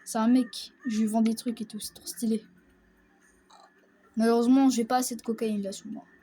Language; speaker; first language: French; native; French